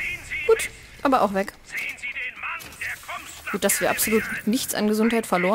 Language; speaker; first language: German; native; German